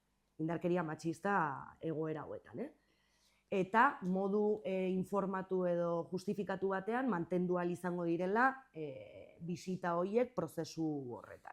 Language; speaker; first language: Basque; native; Basque